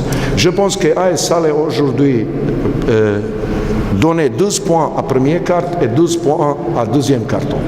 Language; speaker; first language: French; non-native, learner; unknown